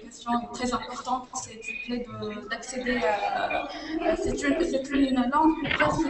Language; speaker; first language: French; non-native, local second language; Arabic